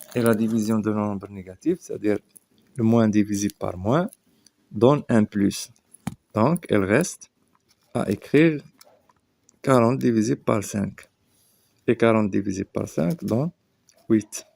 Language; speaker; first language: French; non-native, local second language; Arabic